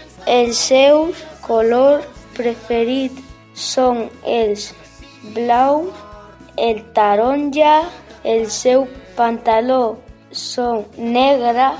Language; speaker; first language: Catalan; non-native, learner; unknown